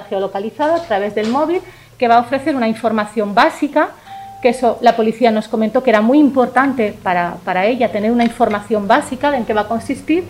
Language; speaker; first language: Spanish; native; Spanish